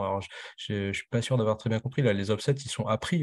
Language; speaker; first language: French; native; French